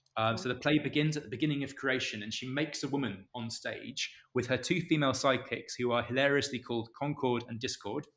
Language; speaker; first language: English; native; English